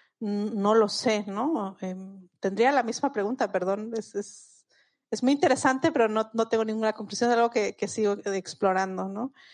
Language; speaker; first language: Spanish; non-native, local second language; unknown